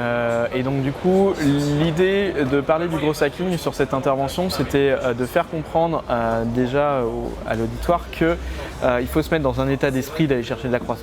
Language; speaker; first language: French; native; French